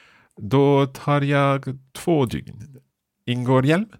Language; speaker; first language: Swedish; non-native, learner; English